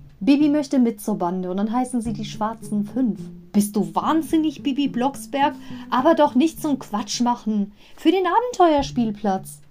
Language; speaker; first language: German; native; German